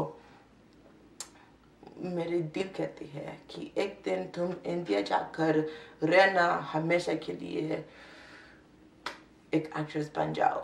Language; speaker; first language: Hindi; non-native, learner; English